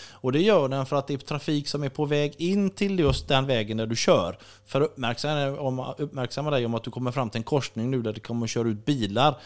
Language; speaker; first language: Swedish; native; Swedish